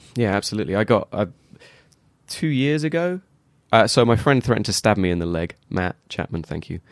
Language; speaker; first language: English; native; English